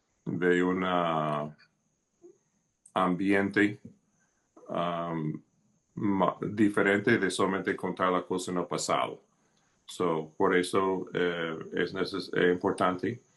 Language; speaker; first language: Spanish; non-native, fluent; English